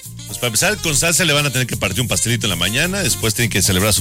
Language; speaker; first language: Spanish; native; Spanish